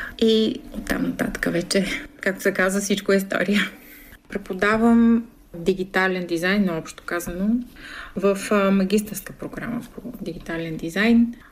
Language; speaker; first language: Bulgarian; native; Bulgarian